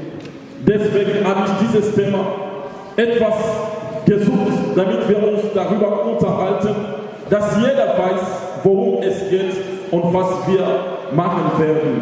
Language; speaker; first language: German; non-native, learner; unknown